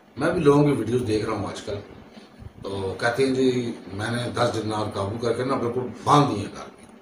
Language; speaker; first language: Urdu; non-native, local second language; Punjabi